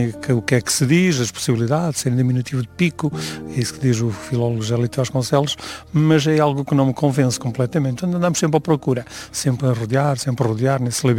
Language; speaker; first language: Portuguese; native; Portuguese